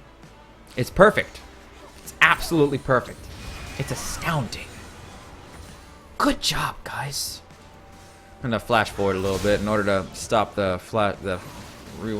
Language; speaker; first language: English; native; English